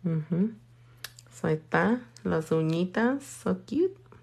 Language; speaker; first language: Spanish; early bilingual, heritage; Spanish